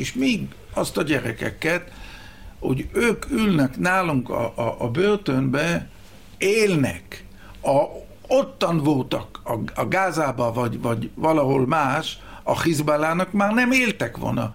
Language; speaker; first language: Hungarian; early bilingual, heritage; Hebrew